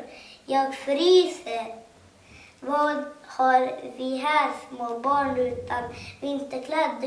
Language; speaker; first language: Swedish; early bilingual, other home language; Kurdish